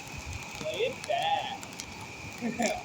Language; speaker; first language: English; native; English